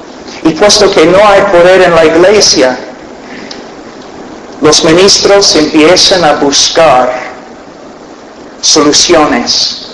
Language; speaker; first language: Spanish; non-native, fluent; English